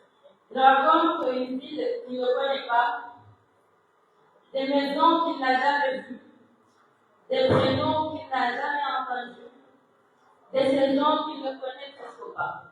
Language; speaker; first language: French; non-native, local second language; Comorian